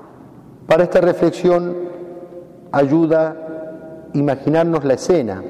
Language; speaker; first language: Spanish; native; Spanish